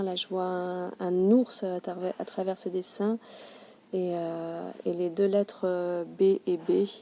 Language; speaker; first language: French; native; French